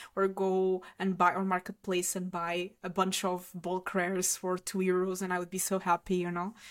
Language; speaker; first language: English; non-native, fluent; Portuguese